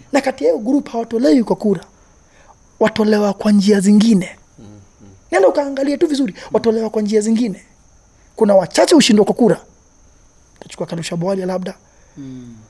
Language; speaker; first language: Swahili; native; Swahili